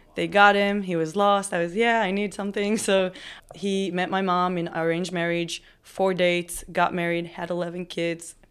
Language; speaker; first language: English; non-native, fluent; Hebrew